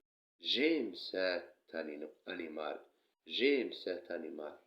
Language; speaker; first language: French; non-native, local second language; Arabic